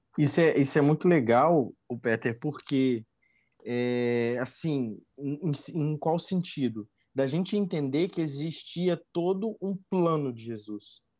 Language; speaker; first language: Portuguese; native; Portuguese